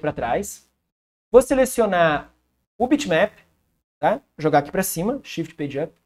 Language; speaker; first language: Portuguese; native; Portuguese